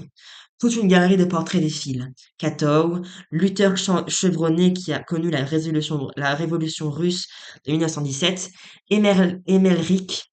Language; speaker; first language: French; native; French